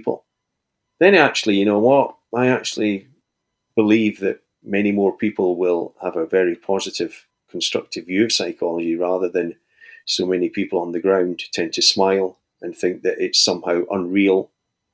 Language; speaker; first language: English; native; English